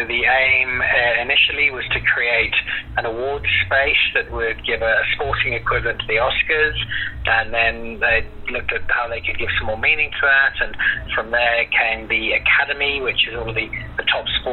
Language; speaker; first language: English; native; English